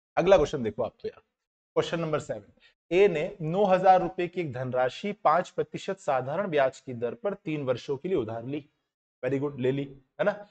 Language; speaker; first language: Hindi; native; Hindi